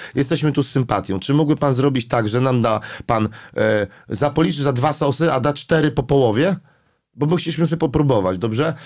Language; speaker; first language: Polish; native; Polish